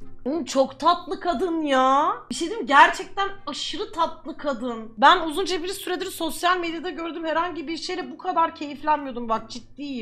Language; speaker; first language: Turkish; native; Turkish